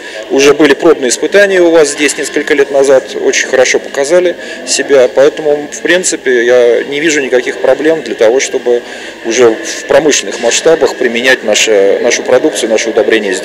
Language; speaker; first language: Russian; native; Russian